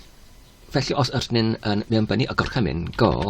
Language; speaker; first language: Welsh; non-native, fluent; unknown